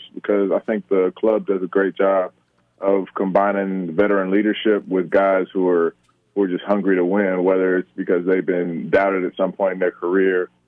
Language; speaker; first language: English; native; English